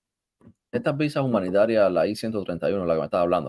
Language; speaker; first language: Spanish; native; Spanish